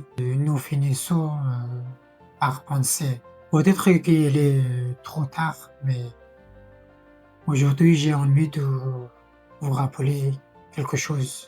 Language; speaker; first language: French; non-native, fluent; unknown